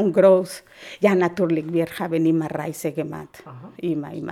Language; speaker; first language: German; non-native, fluent; Spanish